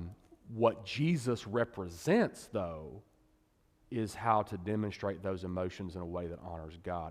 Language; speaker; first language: English; native; English